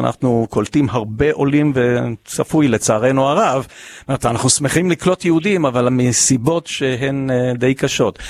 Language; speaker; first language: Hebrew; early bilingual, other home language; English